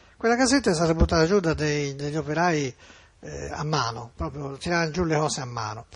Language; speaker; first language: Italian; native; Italian